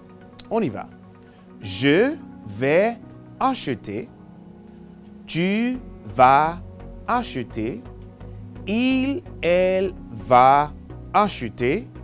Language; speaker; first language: French; non-native, fluent; Spanish